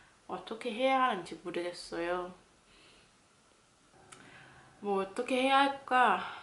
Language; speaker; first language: Korean; non-native, fluent; Cantonese